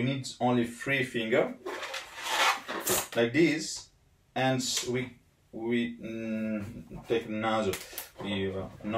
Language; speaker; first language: English; non-native, learner; Italian